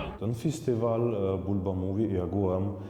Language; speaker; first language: Polish; non-native, fluent; Belarusian